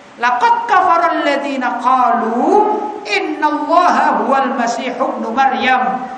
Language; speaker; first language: Indonesian; native; Indonesian